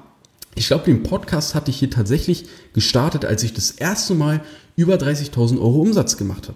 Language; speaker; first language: German; native; German